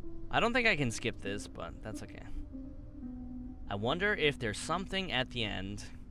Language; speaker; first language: English; native; English